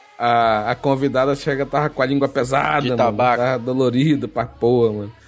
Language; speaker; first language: Portuguese; native; Portuguese